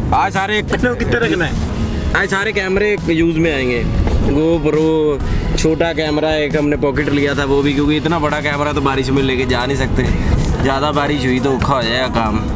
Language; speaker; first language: Hindi; non-native, local second language; Punjabi